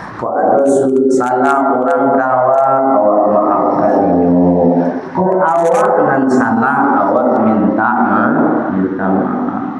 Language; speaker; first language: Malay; non-native, local second language; Minangkabau